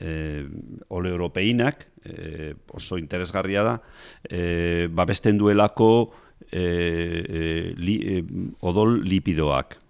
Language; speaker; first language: Basque; non-native, local second language; Spanish